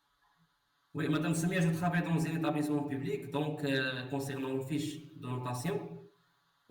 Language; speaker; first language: French; non-native, local second language; Arabic